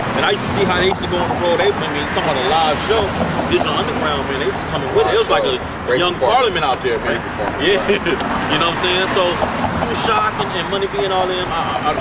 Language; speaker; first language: English; native; English